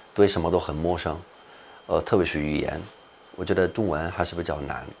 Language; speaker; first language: Chinese; non-native, fluent; Arabic